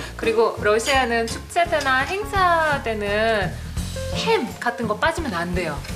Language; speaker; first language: Korean; non-native, fluent; Russian